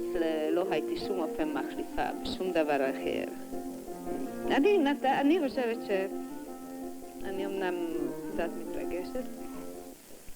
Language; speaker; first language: Hebrew; non-native, fluent; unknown